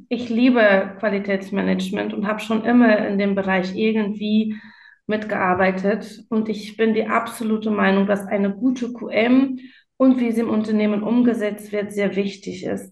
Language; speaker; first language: German; non-native, fluent; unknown